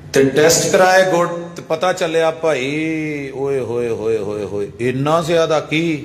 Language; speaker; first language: Urdu; non-native, local second language; Punjabi